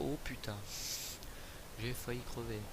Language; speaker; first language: French; native; French